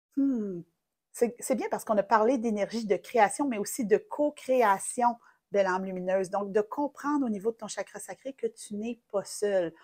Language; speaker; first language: French; native; French